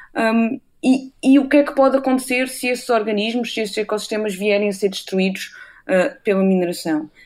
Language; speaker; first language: Portuguese; native; Portuguese